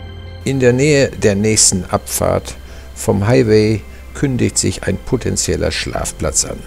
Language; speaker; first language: German; native; German